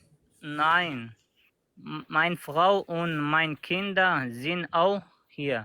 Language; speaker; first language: German; non-native, learner; Pashto